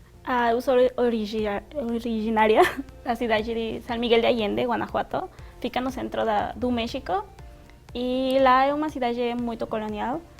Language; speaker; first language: Portuguese; non-native, fluent; Spanish